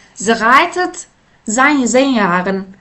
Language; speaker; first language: German; non-native, fluent; Turkish